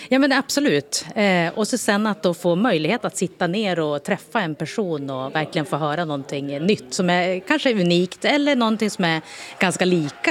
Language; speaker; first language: Swedish; native; Swedish